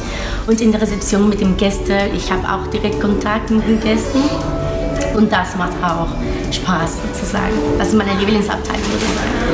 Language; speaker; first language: German; non-native, fluent; Spanish